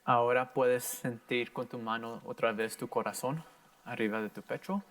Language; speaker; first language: Spanish; early bilingual, heritage; Spanish